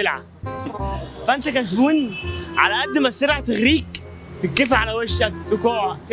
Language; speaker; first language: Arabic; native; Arabic